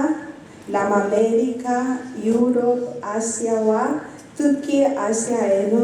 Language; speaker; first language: Korean; non-native, learner; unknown